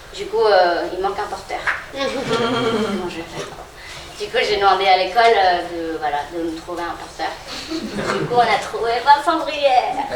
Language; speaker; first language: French; non-native, fluent; Khmer